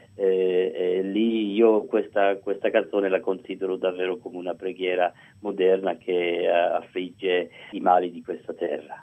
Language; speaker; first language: Italian; early bilingual, heritage; Italian